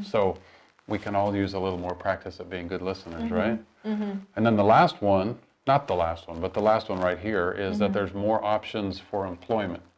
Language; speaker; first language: English; native; English